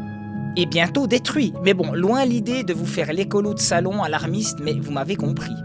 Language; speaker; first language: French; native; French